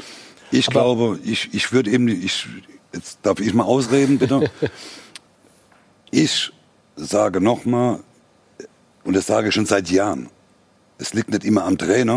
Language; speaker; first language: German; native; German